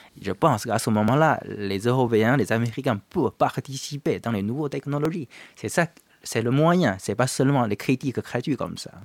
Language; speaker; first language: French; non-native, fluent; Chinese